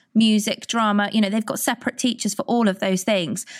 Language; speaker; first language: English; native; English